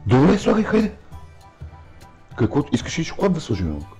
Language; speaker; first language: Bulgarian; native; Bulgarian